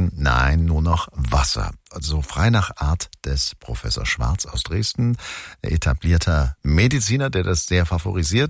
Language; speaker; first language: German; native; German